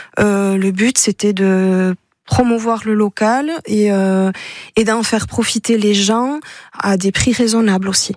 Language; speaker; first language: French; non-native, local second language; Basque